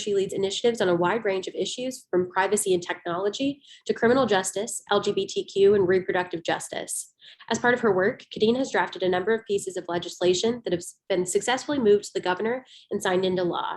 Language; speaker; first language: English; native; English